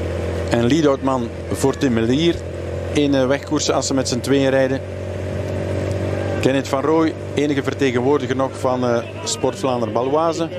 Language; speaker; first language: Dutch; native; Dutch